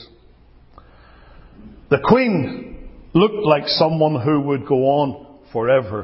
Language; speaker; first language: English; native; English